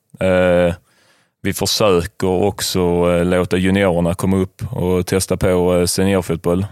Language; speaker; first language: Swedish; native; Swedish